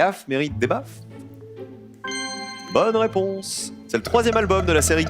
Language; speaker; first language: French; native; French